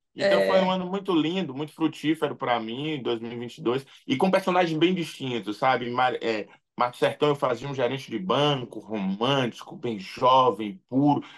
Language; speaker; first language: Portuguese; native; Portuguese